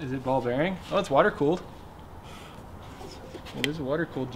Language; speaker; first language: English; native; English